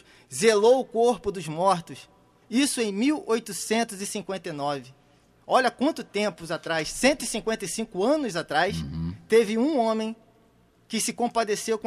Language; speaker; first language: Portuguese; native; Portuguese